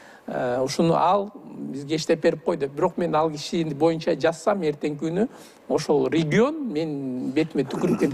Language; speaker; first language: Kyrgyz; native; Kyrgyz